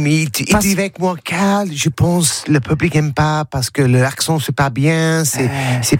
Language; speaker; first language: French; non-native, learner; English